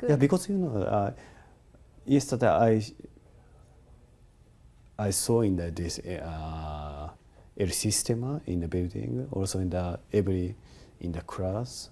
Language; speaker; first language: English; non-native, learner; Japanese